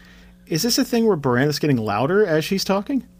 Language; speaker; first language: English; native; English